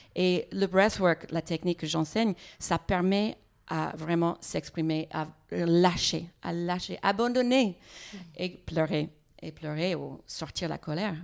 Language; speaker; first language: French; non-native, fluent; English